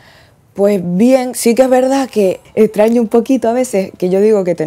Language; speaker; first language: Spanish; native; Spanish